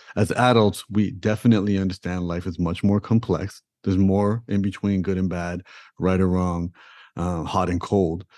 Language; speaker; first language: English; early bilingual, other home language; Punjabi